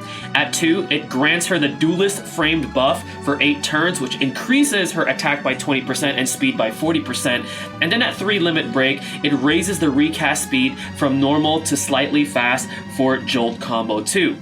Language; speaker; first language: English; native; English